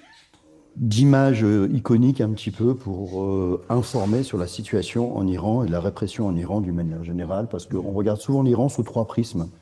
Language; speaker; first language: French; non-native, fluent; Persian